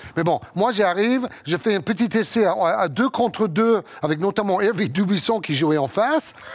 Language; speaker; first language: French; non-native, fluent; English